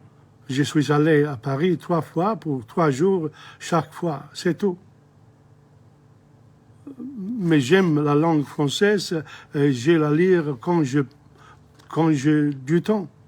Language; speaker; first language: French; non-native, fluent; English